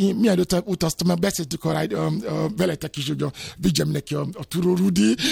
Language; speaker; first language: Hungarian; non-native, fluent; Yoruba